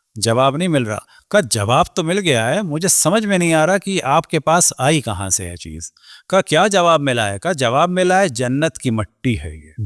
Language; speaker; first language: Urdu; native; Urdu